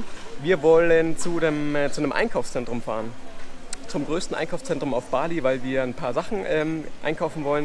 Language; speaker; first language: German; native; German